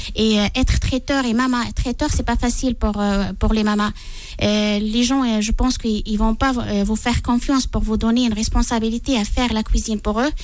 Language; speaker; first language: French; non-native, local second language; Arabic